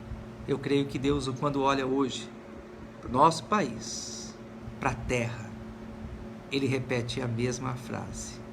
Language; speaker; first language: Portuguese; native; Portuguese